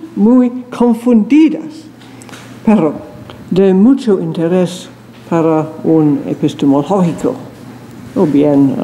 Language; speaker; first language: Spanish; non-native, learner; English